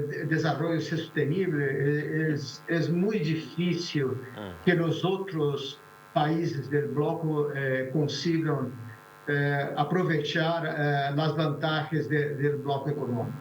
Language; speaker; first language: Spanish; non-native, fluent; Portuguese